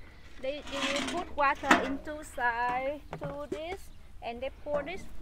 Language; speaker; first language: English; non-native, fluent; Vietnamese